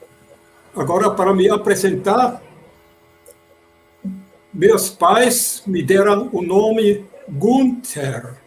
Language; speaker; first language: Portuguese; non-native, fluent; German